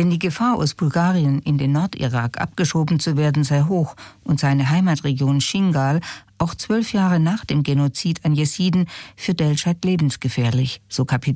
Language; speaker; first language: German; native; German